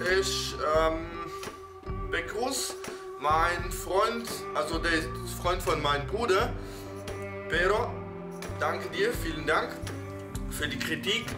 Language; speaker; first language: German; non-native, fluent; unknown